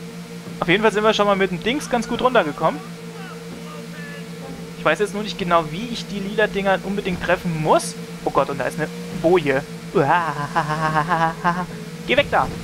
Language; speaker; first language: German; native; German